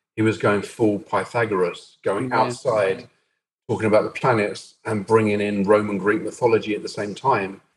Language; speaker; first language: English; native; English